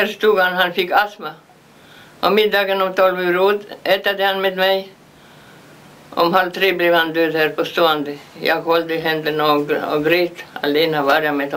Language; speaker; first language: Swedish; early bilingual, heritage; Swedish